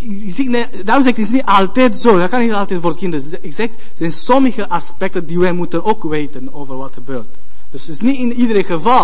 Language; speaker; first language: Dutch; non-native, learner; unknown